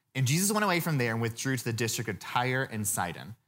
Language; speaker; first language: English; native; English